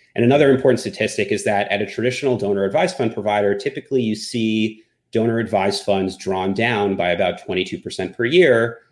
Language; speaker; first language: English; native; English